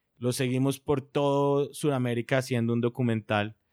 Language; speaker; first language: Spanish; native; Spanish